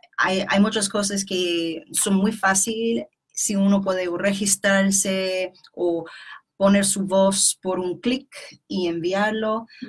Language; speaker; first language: Spanish; non-native, fluent; English